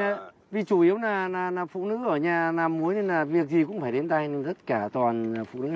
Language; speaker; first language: Vietnamese; native; Vietnamese